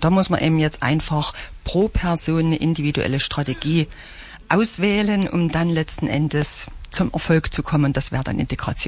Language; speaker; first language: German; native; German